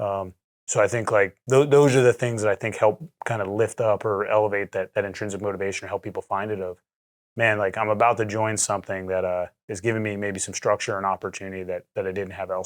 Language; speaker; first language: English; native; English